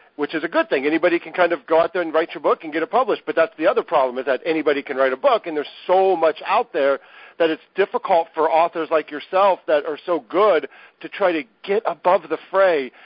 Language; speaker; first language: English; native; English